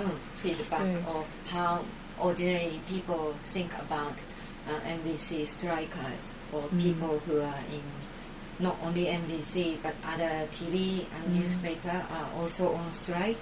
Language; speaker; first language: English; non-native, fluent; Japanese